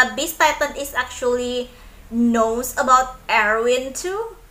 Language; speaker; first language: English; non-native, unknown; Indonesian